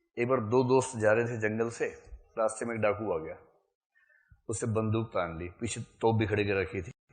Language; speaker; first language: Hindi; native; Hindi